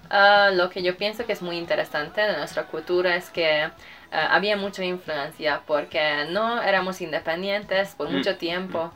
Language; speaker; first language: Spanish; non-native, fluent; Hungarian